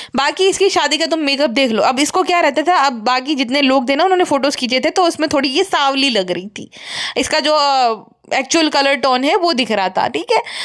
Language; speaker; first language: Hindi; non-native, local second language; Gujarati